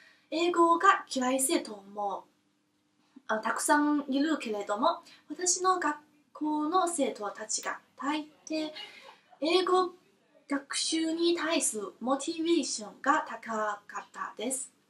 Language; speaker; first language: Japanese; non-native, fluent; Chinese